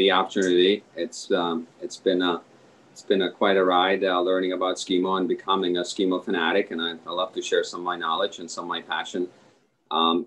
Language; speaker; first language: English; non-native, fluent; Czech